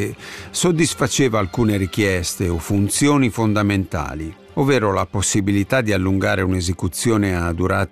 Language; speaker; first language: Italian; native; Italian